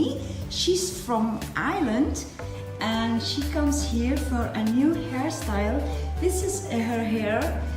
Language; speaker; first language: English; non-native, fluent; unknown